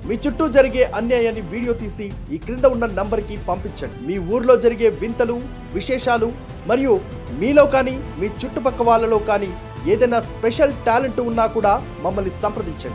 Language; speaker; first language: Telugu; native; Telugu